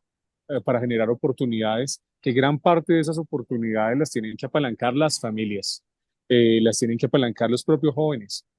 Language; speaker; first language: Spanish; native; Spanish